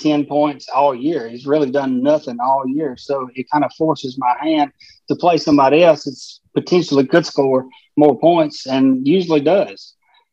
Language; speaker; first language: English; native; English